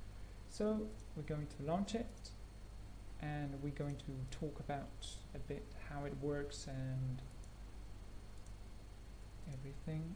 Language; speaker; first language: English; non-native, fluent; Spanish